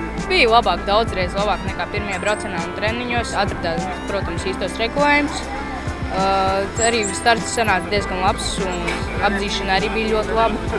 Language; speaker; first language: Latvian; native; Latvian